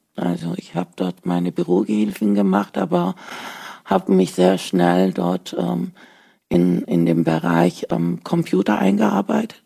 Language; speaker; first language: German; early bilingual, other home language; Turkish